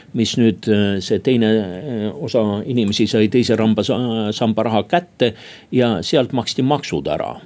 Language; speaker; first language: Estonian; native; Estonian